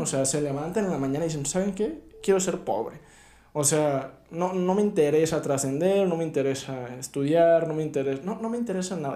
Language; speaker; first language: Spanish; native; Spanish